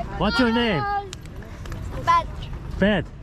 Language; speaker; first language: English; non-native, learner; Korean